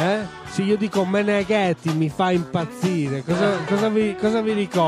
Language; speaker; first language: Italian; native; Italian